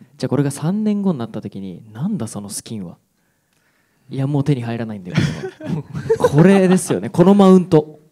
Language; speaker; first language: Japanese; native; Japanese